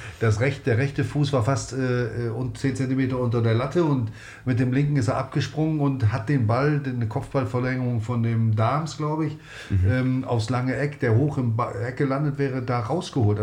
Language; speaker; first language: German; native; German